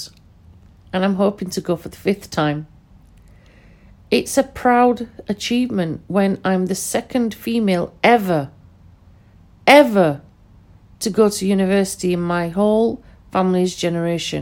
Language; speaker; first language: English; non-native, local second language; Pashto